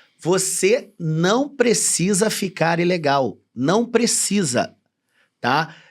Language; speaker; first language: Portuguese; native; Portuguese